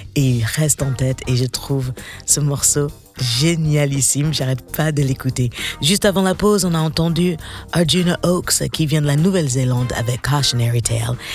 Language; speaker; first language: French; non-native, fluent; English